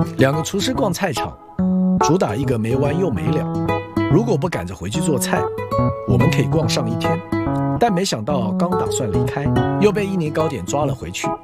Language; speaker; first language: Chinese; native; Chinese